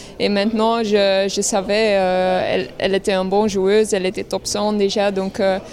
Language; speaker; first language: French; non-native, local second language; Dutch